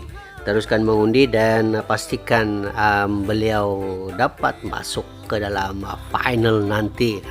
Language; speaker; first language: Malay; native; Malay